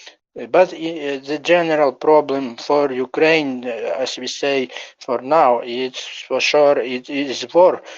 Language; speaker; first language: English; non-native, learner; Ukrainian